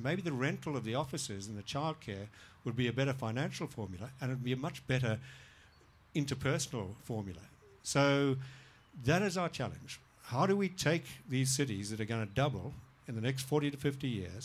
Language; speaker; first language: English; native; English